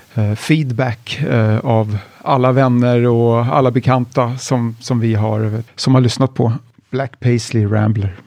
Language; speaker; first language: Swedish; early bilingual, other home language; Italian